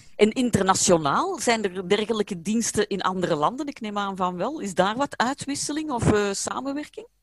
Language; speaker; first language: Dutch; native; Dutch